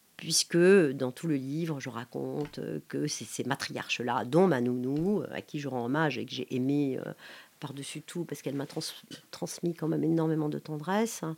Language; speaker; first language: French; non-native, local second language; Arabic